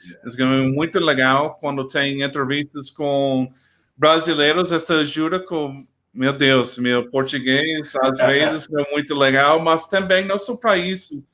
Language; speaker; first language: Portuguese; non-native, learner; English